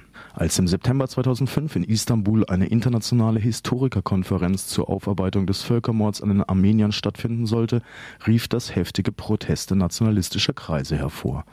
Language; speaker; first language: German; native; German